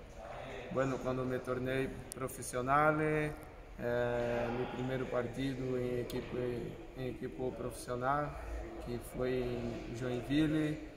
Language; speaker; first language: Spanish; non-native, fluent; Portuguese